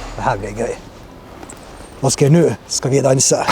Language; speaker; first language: Norwegian; native; Norwegian